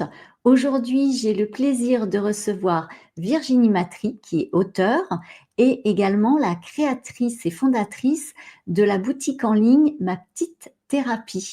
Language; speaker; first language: French; native; French